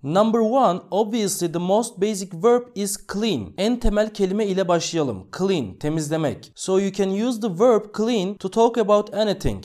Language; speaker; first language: English; non-native, fluent; Turkish